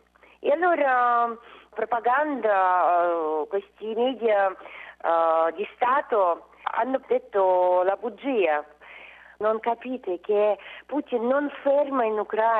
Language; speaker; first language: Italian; non-native, learner; Russian